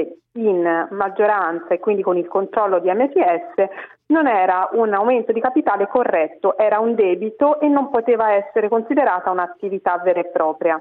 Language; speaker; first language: Italian; native; Italian